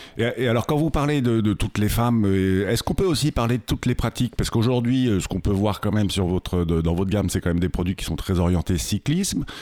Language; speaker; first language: French; native; French